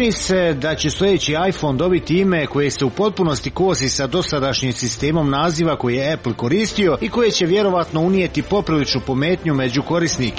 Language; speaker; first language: Croatian; native; Croatian